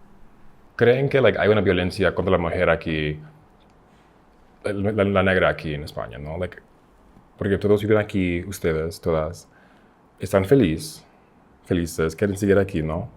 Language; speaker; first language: Spanish; non-native, learner; English